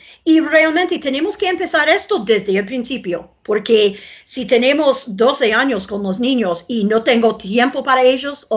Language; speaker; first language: Spanish; non-native, fluent; English